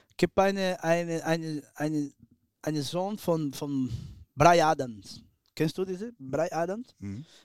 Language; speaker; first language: German; non-native, learner; Portuguese